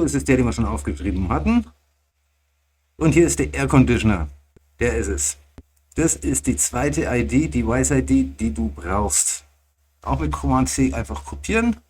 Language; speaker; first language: German; native; German